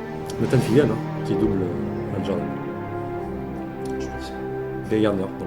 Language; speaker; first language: French; native; French